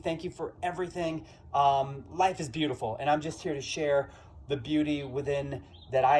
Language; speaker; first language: English; native; English